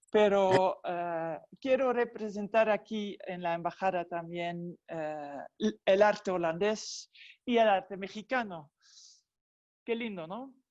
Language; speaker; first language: Spanish; non-native, fluent; Dutch